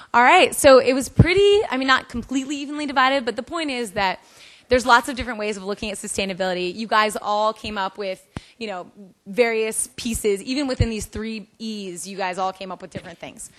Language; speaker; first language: English; native; English